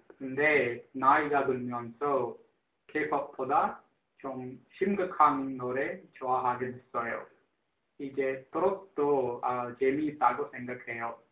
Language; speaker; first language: Korean; non-native, learner; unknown